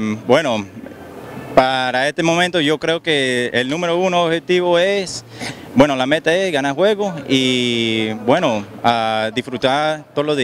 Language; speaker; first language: Spanish; early bilingual, heritage; Spanish